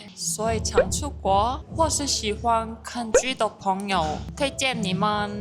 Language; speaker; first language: Chinese; non-native, learner; Korean